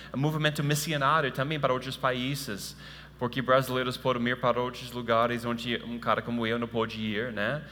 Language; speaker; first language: Portuguese; non-native, fluent; English